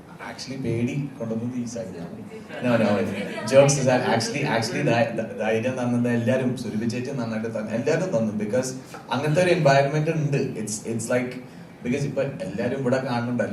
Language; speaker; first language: Malayalam; native; Malayalam